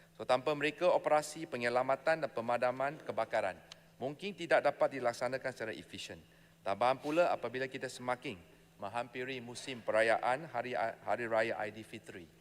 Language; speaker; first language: Malay; non-native, local second language; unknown